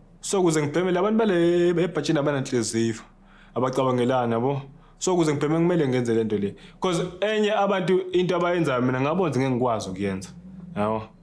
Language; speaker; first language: Zulu; native; Zulu